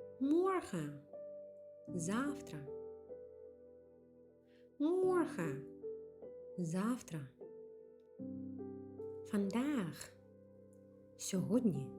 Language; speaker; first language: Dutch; non-native, fluent; Ukrainian